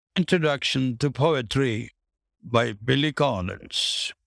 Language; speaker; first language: English; non-native, local second language; Tamil